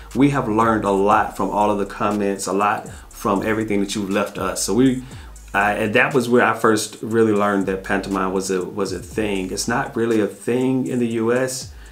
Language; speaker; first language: English; native; English